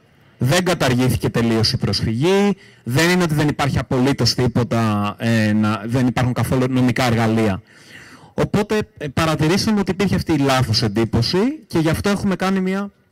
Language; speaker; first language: Greek; native; Greek